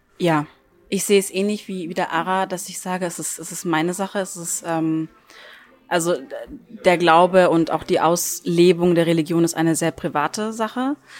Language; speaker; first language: German; early bilingual, other home language; Turkish